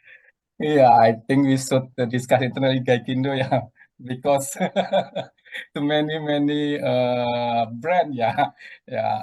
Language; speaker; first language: English; non-native, learner; Indonesian